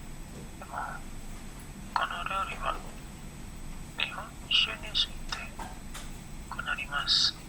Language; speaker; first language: Japanese; non-native, learner; Indonesian